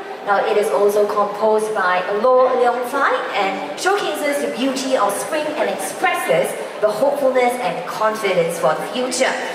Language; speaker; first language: English; non-native, local second language; Chinese